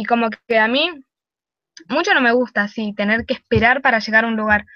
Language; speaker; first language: Spanish; native; Spanish